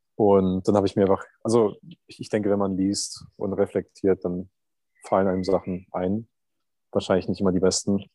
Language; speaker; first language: German; non-native, fluent; Turkish